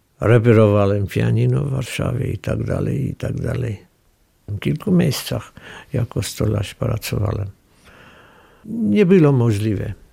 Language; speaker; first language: Polish; non-native, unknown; Armenian